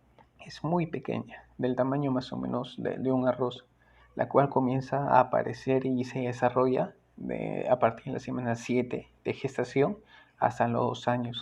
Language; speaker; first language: Spanish; native; Spanish